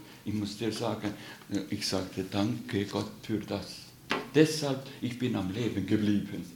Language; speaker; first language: German; non-native, fluent; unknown